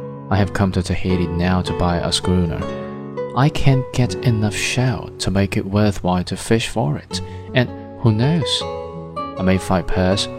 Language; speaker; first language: English; non-native, fluent; Chinese